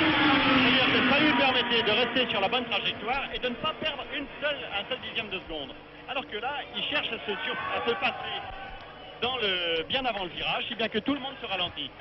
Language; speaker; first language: French; native; French